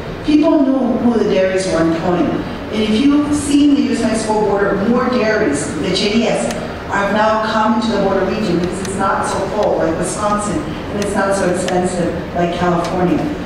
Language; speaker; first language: English; early bilingual, other home language; Spanish